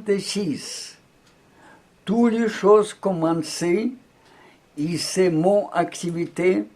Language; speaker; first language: French; non-native, learner; Russian